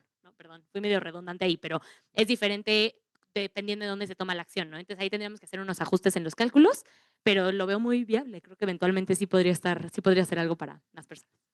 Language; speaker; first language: Spanish; native; Spanish